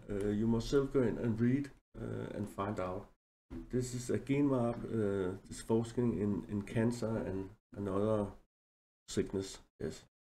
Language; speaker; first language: English; non-native, learner; Danish